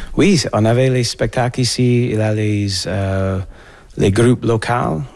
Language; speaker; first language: French; non-native, fluent; English